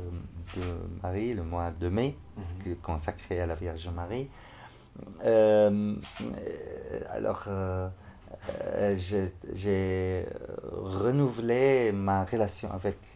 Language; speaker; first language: French; non-native, fluent; Arabic